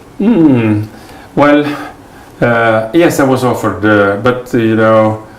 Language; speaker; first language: English; non-native, fluent; Swedish